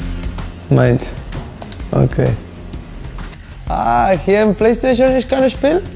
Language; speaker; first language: German; non-native, learner; Spanish